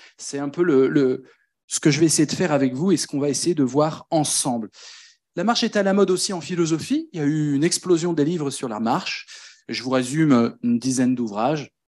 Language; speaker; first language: French; native; French